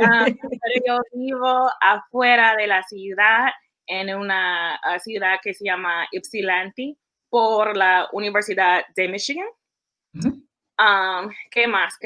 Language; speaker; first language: Spanish; early bilingual, heritage; English